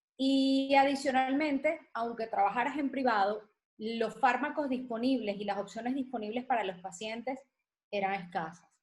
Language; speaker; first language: Spanish; native; Spanish